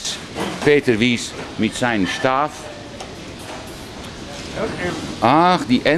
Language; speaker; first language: German; non-native, learner; Dutch